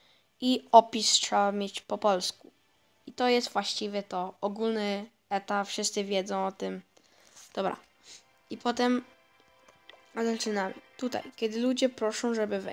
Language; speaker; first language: Polish; early bilingual, heritage; Polish